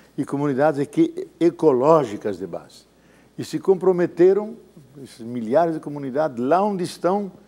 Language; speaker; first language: Portuguese; native; Portuguese